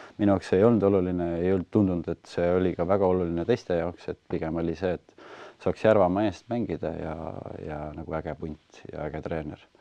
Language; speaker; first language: Estonian; native; Estonian